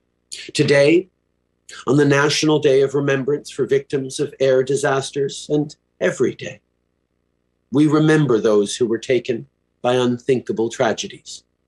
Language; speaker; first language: English; early bilingual, other home language; French